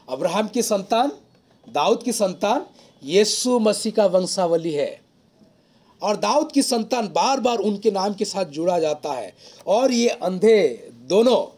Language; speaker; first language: Hindi; non-native, local second language; Odia